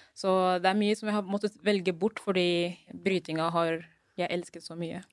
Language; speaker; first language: Norwegian; early bilingual, other home language; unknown